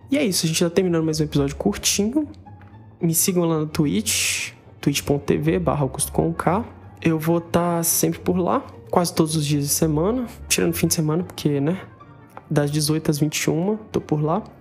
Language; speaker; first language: Portuguese; native; Portuguese